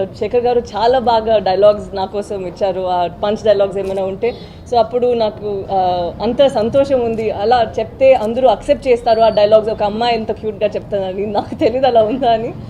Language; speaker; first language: Telugu; non-native, learner; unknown